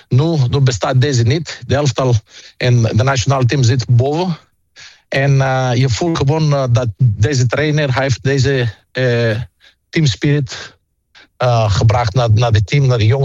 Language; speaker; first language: Dutch; non-native, fluent; Greek